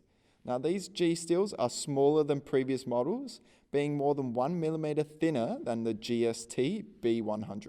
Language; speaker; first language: English; native; English